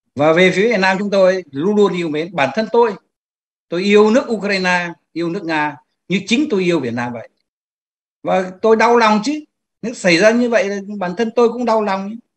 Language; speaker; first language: Vietnamese; native; Vietnamese